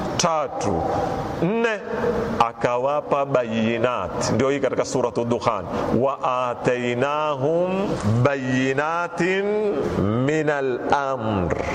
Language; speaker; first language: Swahili; native; Swahili